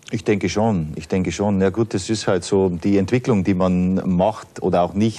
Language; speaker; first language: German; native; German